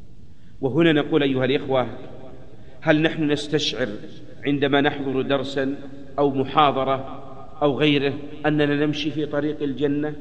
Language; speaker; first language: Arabic; native; Arabic